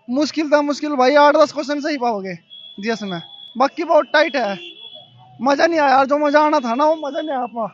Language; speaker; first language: Hindi; native; Hindi